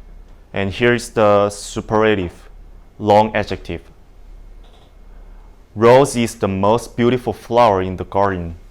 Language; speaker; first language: English; non-native, learner; Indonesian